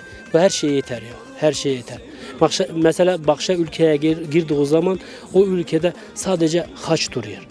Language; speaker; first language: Turkish; early bilingual, heritage; Turkish